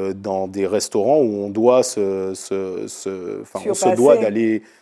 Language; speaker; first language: French; native; French